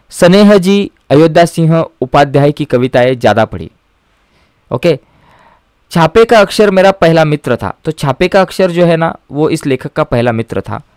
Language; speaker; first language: Hindi; non-native, local second language; Marathi